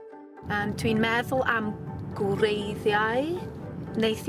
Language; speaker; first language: Welsh; non-native, learner; English